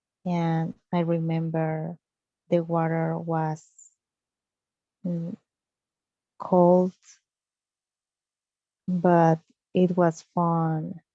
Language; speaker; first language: English; non-native, learner; Spanish